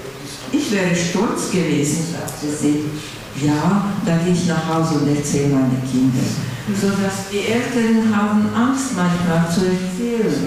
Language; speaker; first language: German; non-native, fluent; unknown